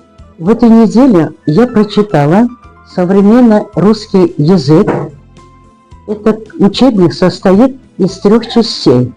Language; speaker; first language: Russian; non-native, local second language; Uzbek